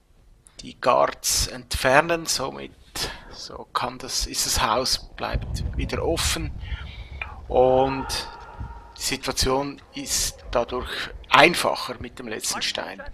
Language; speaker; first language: German; native; German